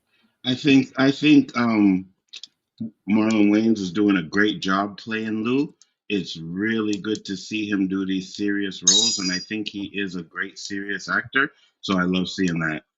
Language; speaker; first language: English; native; English